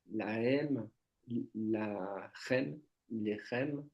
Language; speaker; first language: Hebrew; non-native, learner; French